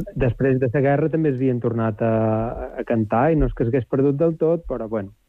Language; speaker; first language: Catalan; native; Catalan